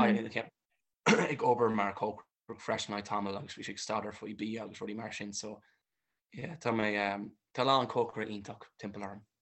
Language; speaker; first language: Irish; non-native, local second language; English